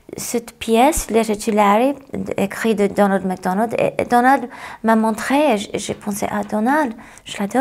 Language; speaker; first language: French; non-native, fluent; English